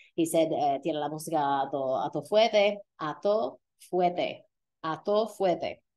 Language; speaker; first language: Spanish; non-native, fluent; English